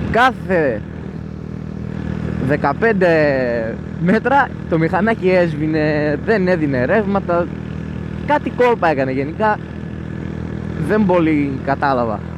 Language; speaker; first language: Greek; native; Greek